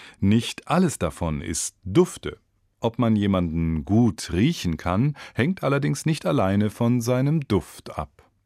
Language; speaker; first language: German; native; German